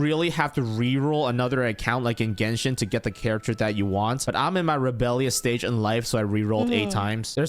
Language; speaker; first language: English; native; English